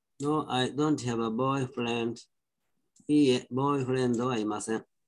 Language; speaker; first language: Japanese; native; Japanese